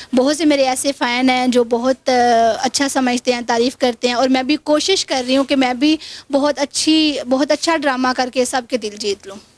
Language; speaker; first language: Urdu; non-native, local second language; Punjabi